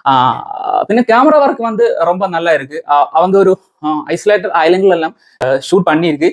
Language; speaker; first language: Tamil; non-native, learner; Malayalam